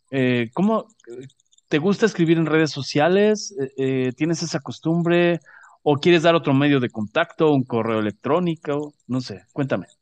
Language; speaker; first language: Spanish; native; Spanish